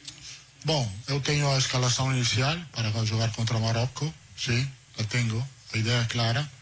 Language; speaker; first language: Portuguese; non-native, fluent; Italian